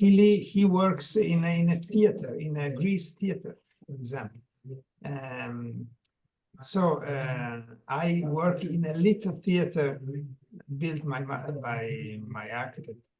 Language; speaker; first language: English; non-native, learner; Italian